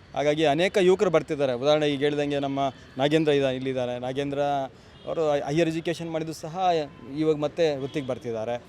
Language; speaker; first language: Kannada; native; Kannada